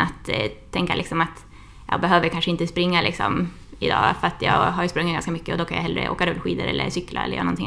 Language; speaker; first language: Swedish; native; Swedish